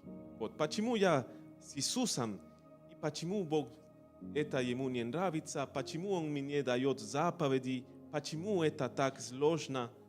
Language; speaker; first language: Russian; non-native, learner; Spanish